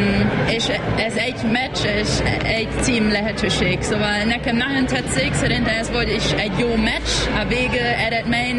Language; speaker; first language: Hungarian; non-native, learner; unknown